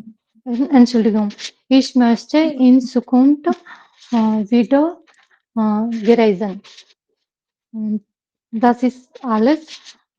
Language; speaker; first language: German; non-native, learner; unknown